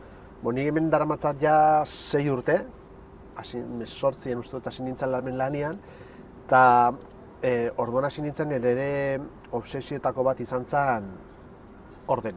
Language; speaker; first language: Basque; native; Basque